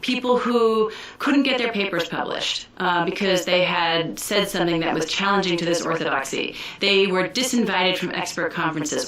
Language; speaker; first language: English; native; English